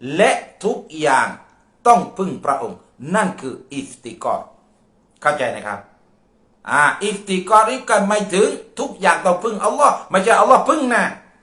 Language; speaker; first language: Thai; non-native, local second language; Malay